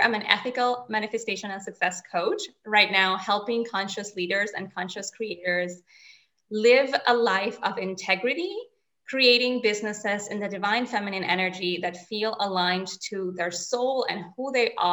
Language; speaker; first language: English; non-native, fluent; Spanish